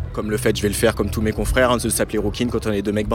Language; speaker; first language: French; native; French